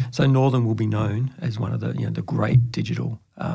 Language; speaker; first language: English; native; English